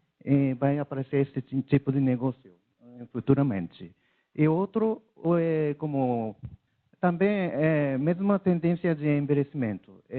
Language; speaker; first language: Portuguese; non-native, learner; Japanese